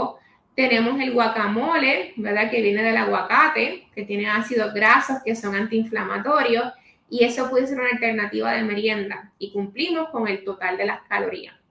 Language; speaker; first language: Spanish; native; Spanish